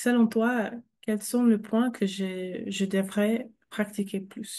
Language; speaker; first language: French; non-native, fluent; English